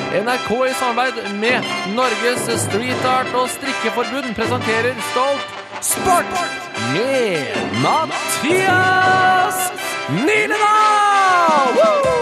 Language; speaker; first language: Norwegian; native; Norwegian